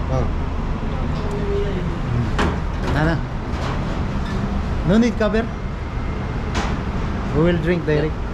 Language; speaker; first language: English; non-native, local second language; Filipino